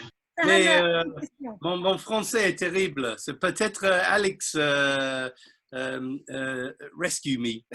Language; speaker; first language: French; non-native, learner; English